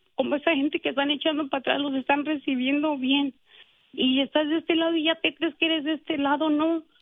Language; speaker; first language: Spanish; native; Spanish